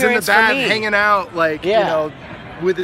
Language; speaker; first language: English; native; English